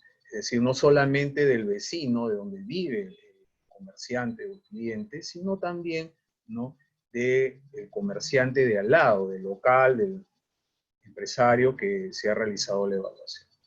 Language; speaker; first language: Spanish; native; Spanish